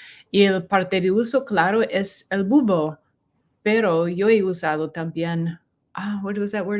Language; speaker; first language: Spanish; non-native, learner; English